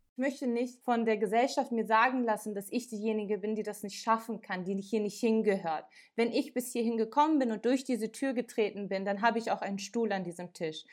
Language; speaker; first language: German; early bilingual, other home language; Turkish